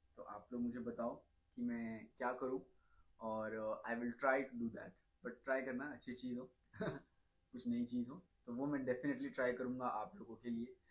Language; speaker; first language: Hindi; native; Hindi